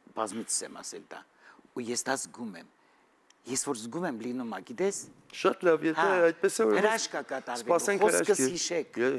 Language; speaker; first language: Armenian; native; Armenian